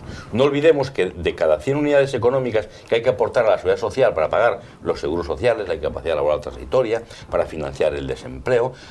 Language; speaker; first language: Spanish; native; Spanish